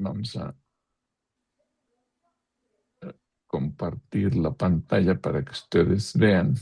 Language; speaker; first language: Spanish; native; Spanish